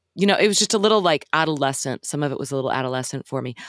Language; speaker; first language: English; native; English